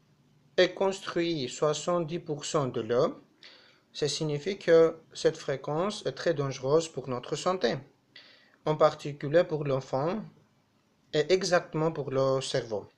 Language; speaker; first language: French; non-native, fluent; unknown